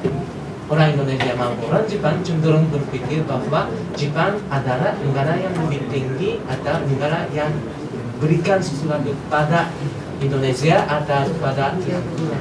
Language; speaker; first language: Indonesian; non-native, fluent; Japanese